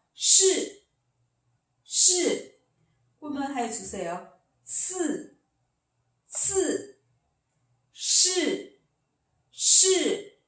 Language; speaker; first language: Korean; non-native, learner; Chinese